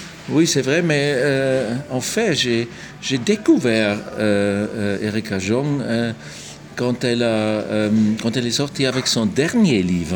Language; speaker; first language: French; non-native, local second language; German